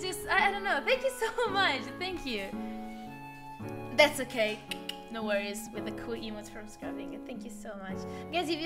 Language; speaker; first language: English; non-native, learner; Italian